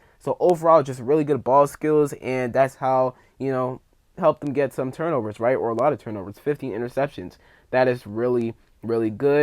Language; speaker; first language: English; native; English